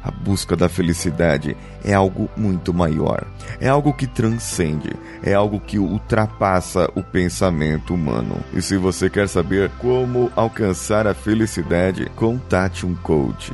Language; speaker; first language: Portuguese; native; Portuguese